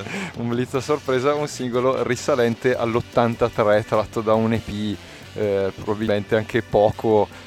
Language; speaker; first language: Italian; native; Italian